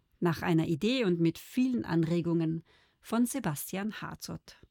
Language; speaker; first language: German; native; German